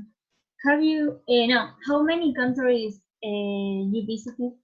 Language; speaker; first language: English; non-native, learner; Spanish